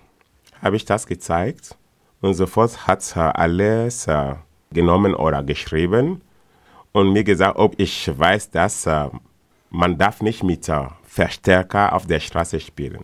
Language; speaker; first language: German; non-native, learner; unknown